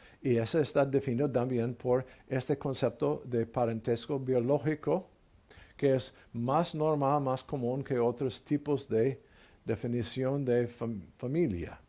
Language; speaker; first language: Spanish; non-native, learner; English